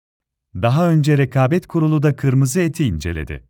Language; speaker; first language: Turkish; native; Turkish